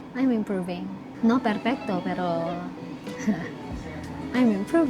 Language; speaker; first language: Spanish; non-native, learner; Filipino